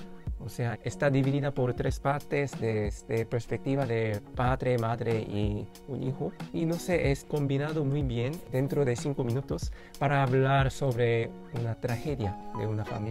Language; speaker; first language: Spanish; non-native, fluent; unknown